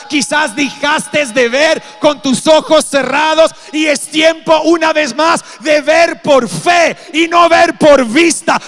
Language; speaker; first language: Spanish; non-native, fluent; English